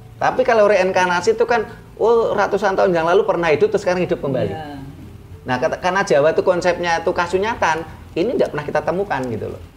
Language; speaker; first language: Indonesian; non-native, local second language; Javanese